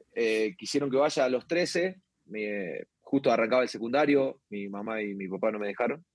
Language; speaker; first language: Spanish; native; Spanish